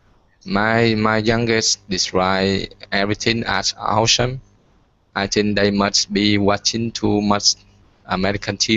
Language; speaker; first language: English; non-native, learner; Vietnamese